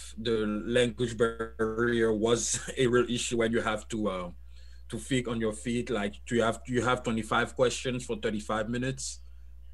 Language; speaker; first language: English; non-native, fluent; French